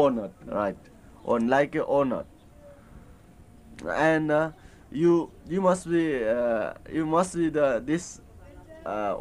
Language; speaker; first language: English; non-native, learner; Newari